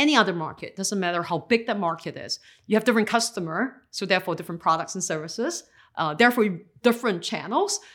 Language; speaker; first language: English; native; English